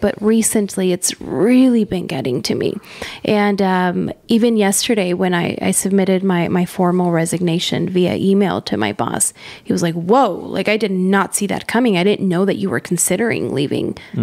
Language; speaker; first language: English; early bilingual, other home language; Spanish